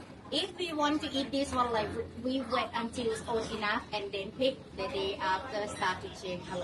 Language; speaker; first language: English; non-native, learner; Thai